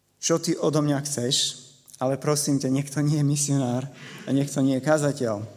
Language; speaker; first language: Slovak; non-native, fluent; English